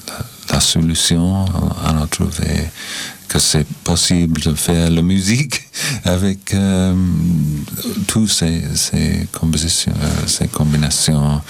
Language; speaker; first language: French; non-native, learner; English